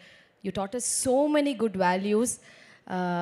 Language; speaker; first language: Telugu; non-native, local second language; Tamil